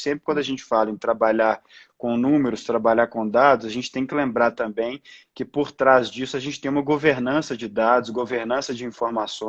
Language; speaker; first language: Portuguese; native; Portuguese